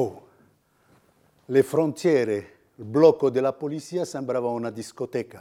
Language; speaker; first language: Italian; non-native, fluent; Arabic